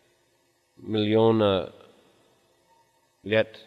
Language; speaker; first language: Russian; non-native, fluent; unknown